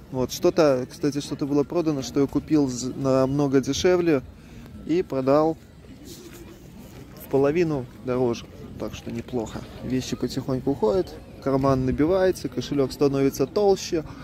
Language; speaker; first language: Russian; native; Russian